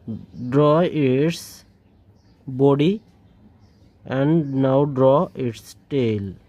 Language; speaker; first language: English; non-native, learner; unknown